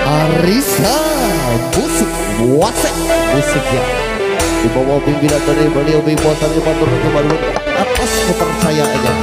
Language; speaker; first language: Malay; non-native, local second language; Javanese